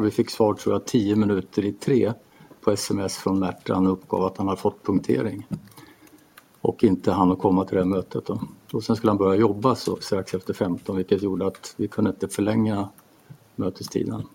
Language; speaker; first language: Swedish; native; Swedish